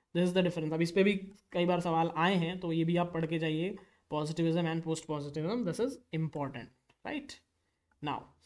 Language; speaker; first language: Hindi; native; Hindi